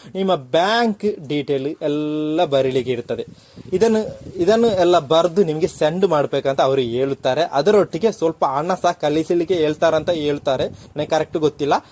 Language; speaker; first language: Kannada; non-native, local second language; Tulu